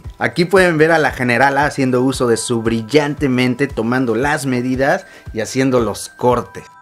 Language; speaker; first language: Spanish; native; Spanish